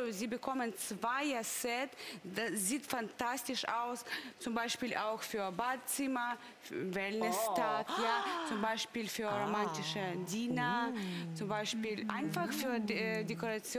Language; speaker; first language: German; non-native, learner; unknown